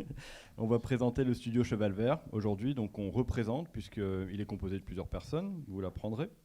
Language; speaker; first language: French; native; French